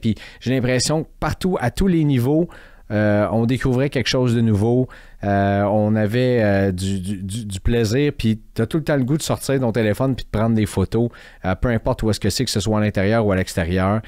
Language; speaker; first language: French; native; French